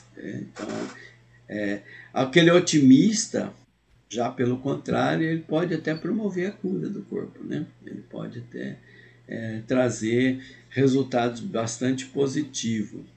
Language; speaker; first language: Portuguese; native; Portuguese